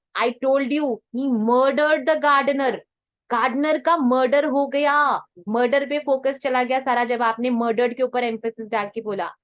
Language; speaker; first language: Hindi; non-native, local second language; Punjabi